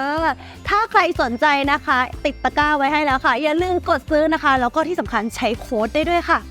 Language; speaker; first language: Thai; native; Thai